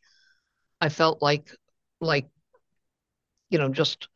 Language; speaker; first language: English; native; English